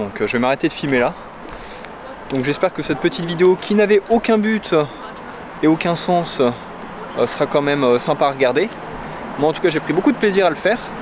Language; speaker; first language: French; native; French